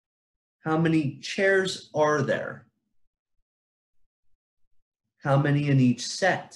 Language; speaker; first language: English; native; English